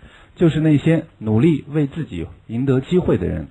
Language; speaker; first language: Chinese; native; Chinese